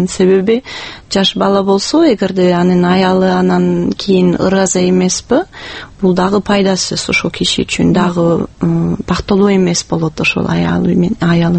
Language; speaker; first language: Kyrgyz; non-native, fluent; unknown